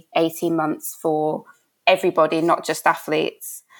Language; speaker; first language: English; native; English